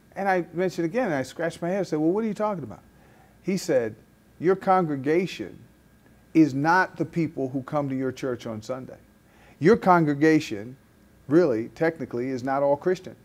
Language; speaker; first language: English; native; English